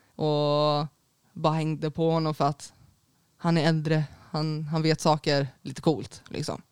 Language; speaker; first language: Swedish; native; Swedish